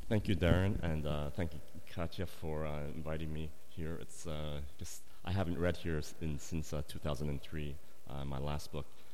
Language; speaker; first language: English; native; English